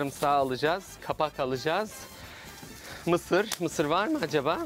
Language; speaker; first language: Turkish; non-native, fluent; Arabic